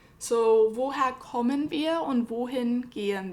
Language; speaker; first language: German; non-native, fluent; English